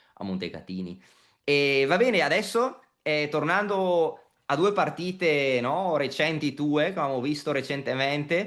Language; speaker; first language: Italian; native; Italian